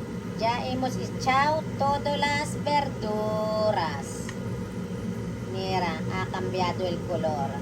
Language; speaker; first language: Spanish; non-native, learner; Filipino